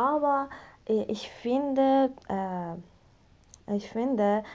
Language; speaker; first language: German; non-native, learner; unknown